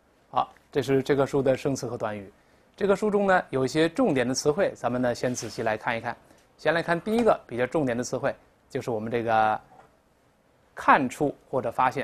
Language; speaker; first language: Chinese; native; Chinese